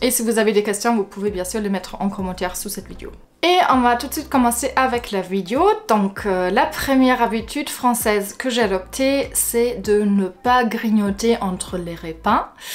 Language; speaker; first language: French; non-native, fluent; German